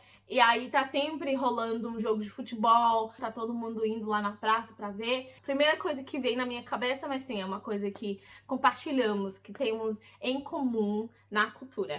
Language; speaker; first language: Portuguese; early bilingual, heritage; English